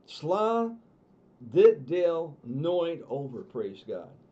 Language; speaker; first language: Dutch; non-native, fluent; English